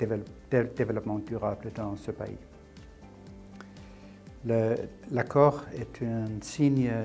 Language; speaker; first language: French; non-native, fluent; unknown